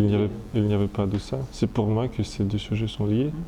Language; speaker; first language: French; non-native, fluent; Russian